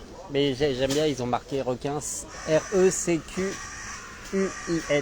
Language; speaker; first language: French; native; French